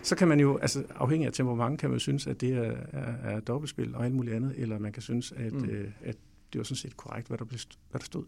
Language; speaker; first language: Danish; native; Danish